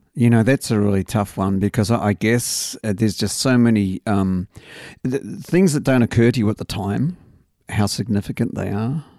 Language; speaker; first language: English; native; English